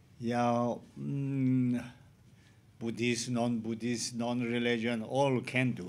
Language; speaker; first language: English; non-native, learner; Tibetan